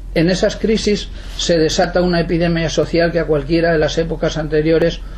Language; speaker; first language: Spanish; non-native, local second language; Basque